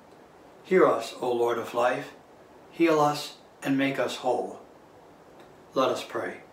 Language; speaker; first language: English; native; English